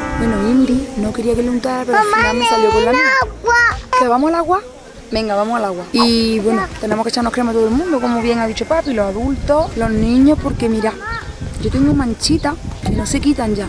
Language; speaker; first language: Spanish; native; Spanish